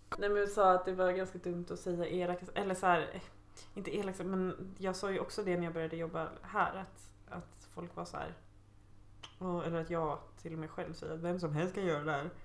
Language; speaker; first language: Swedish; native; Swedish